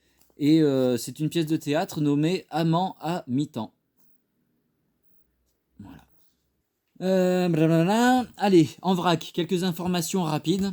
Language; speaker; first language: French; native; French